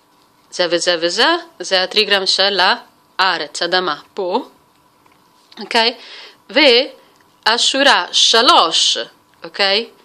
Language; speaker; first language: Hebrew; non-native, fluent; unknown